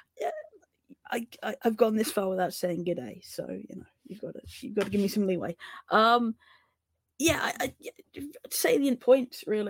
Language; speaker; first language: English; native; English